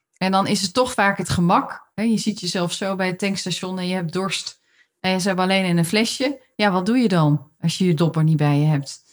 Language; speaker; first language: Dutch; native; Dutch